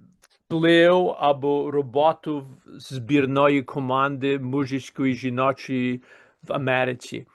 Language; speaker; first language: Ukrainian; early bilingual, heritage; Ukrainian